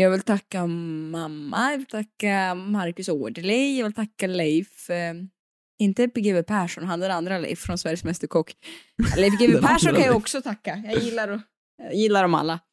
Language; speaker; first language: Swedish; native; Swedish